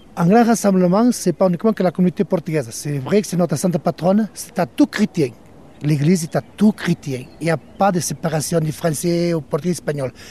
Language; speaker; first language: French; non-native, fluent; Portuguese